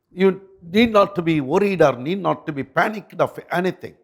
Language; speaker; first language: English; non-native, local second language; Tamil